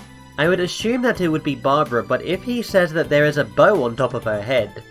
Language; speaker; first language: English; native; English